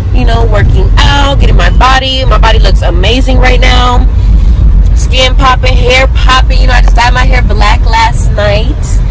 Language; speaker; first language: English; native; English